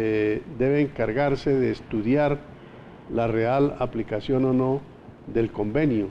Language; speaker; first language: Spanish; native; Spanish